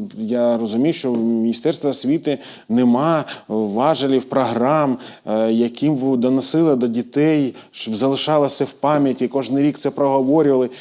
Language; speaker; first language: Ukrainian; non-native, local second language; Russian